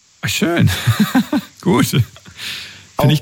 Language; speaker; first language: German; native; German